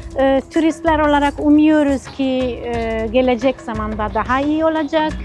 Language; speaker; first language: Turkish; non-native, fluent; Italian